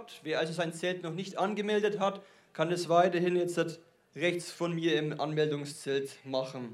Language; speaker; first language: German; native; German